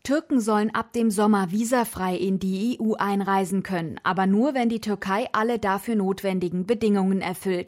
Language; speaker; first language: German; native; German